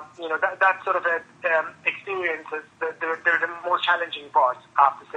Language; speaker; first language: English; non-native, fluent; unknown